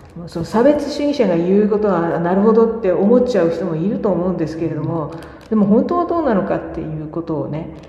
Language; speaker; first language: Japanese; native; Japanese